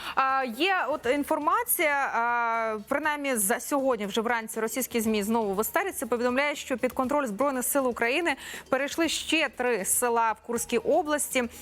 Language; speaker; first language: Ukrainian; native; Ukrainian